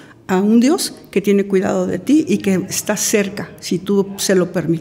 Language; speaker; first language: Spanish; native; Spanish